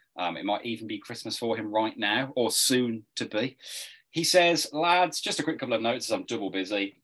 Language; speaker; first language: English; native; English